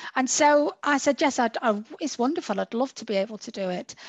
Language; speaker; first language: English; native; English